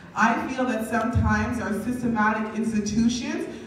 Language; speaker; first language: English; native; English